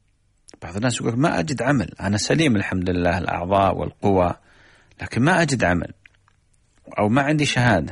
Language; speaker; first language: Arabic; native; Arabic